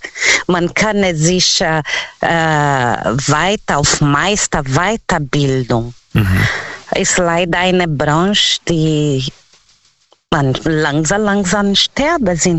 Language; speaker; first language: German; non-native, learner; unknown